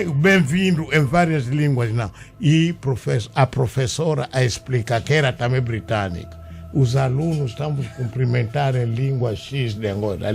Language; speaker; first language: Portuguese; non-native, local second language; Kongo